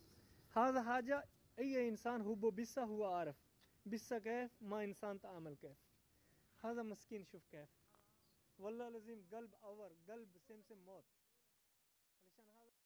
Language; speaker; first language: Arabic; non-native, learner; Urdu